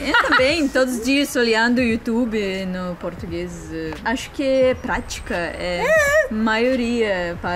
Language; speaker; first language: Portuguese; non-native, learner; Russian